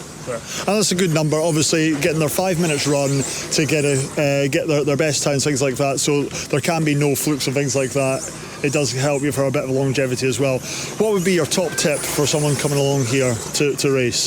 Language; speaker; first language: English; native; English